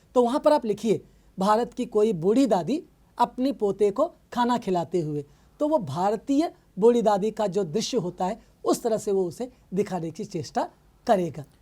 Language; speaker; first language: Hindi; non-native, local second language; Telugu